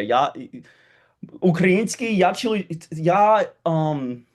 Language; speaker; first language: Ukrainian; early bilingual, heritage; Ukrainian